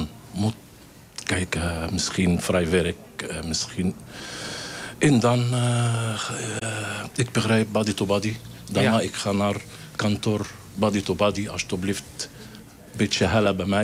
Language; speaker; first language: Dutch; non-native, learner; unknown